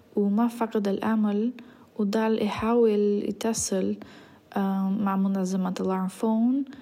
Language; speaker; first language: Arabic; non-native, fluent; Bulgarian